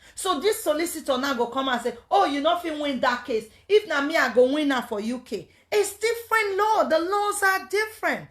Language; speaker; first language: Nigerian Pidgin; native; Nigerian Pidgin